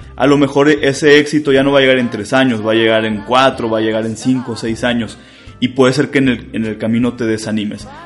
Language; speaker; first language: Spanish; native; Spanish